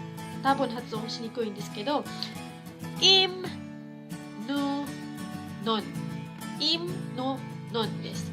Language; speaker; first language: Japanese; non-native, fluent; Cebuano